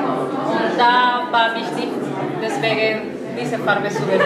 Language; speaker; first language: German; non-native, learner; Spanish